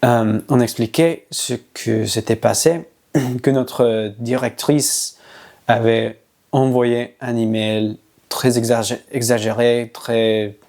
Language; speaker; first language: French; non-native, learner; English